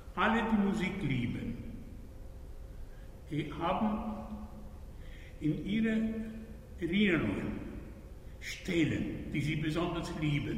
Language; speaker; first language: German; non-native, fluent; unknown